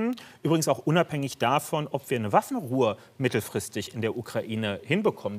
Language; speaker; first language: German; native; German